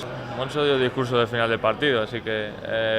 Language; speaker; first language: Spanish; native; Spanish